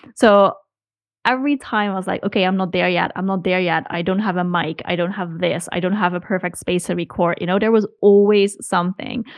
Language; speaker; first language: English; non-native, fluent; Dutch